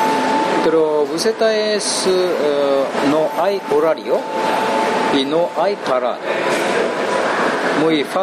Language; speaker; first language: Spanish; non-native, learner; Japanese